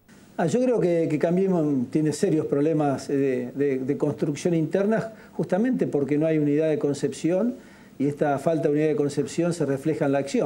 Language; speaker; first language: Spanish; native; Spanish